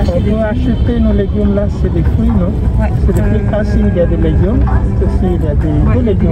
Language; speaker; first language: French; non-native, fluent; Hindi